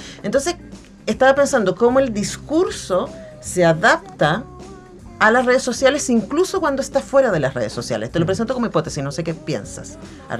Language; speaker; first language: Spanish; native; Spanish